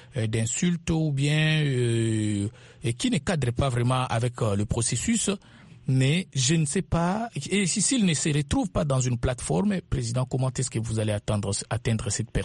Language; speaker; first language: French; non-native, local second language; Lingala